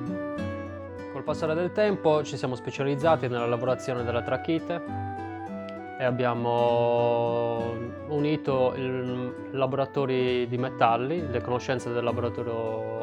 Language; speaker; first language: Italian; early bilingual, other home language; German